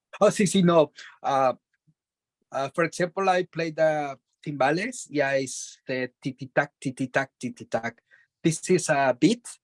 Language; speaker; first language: English; non-native, learner; Spanish